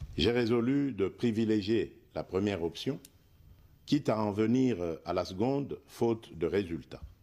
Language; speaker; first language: French; non-native, local second language; Luba-Lulua